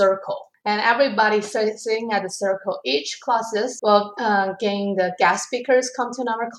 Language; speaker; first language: English; non-native, learner; Chinese